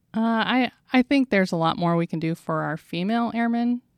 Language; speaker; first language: English; native; English